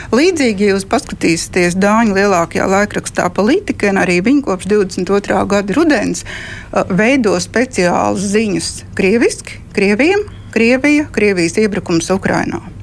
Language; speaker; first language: Latvian; native; Latvian